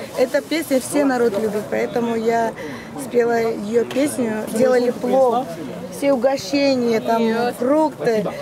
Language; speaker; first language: Russian; non-native, local second language; Uzbek